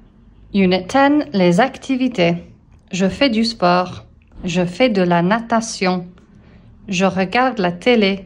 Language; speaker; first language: French; non-native, fluent; English